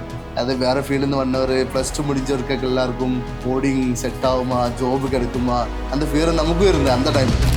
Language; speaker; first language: Tamil; non-native, learner; Malayalam